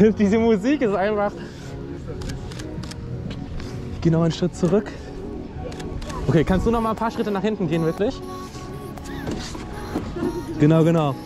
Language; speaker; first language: German; native; German